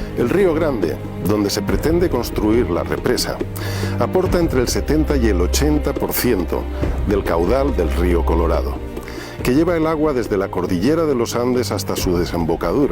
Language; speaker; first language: Spanish; native; Spanish